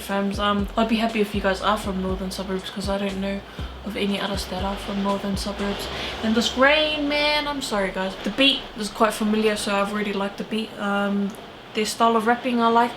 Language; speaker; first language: English; native; English